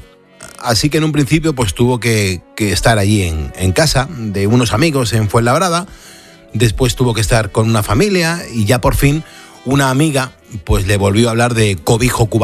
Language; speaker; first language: Spanish; native; Spanish